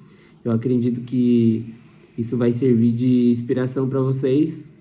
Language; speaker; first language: Portuguese; native; Portuguese